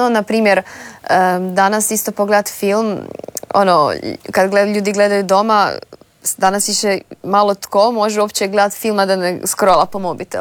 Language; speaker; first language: Serbian; native; Serbian